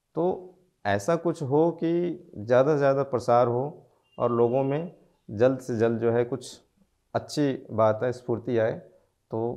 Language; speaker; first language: Hindi; native; Hindi